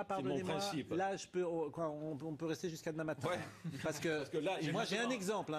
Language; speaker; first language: French; native; French